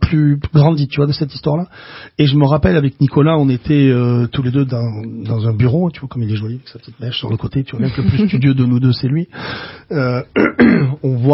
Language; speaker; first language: French; native; French